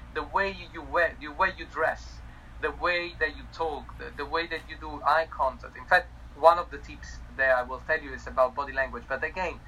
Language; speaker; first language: English; non-native, fluent; Italian